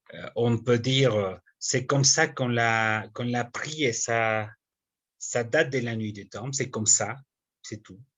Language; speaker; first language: French; non-native, fluent; Spanish